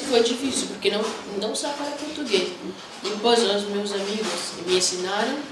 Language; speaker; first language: Portuguese; non-native, learner; Arabic